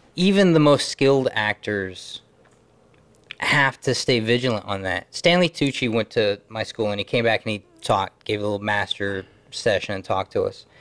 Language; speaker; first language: English; native; English